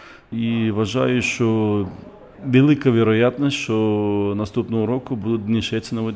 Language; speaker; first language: Ukrainian; non-native, local second language; Russian